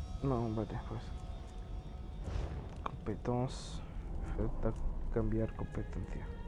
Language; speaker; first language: Spanish; non-native, learner; French